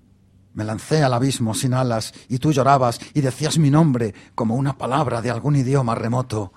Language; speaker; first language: Spanish; native; Spanish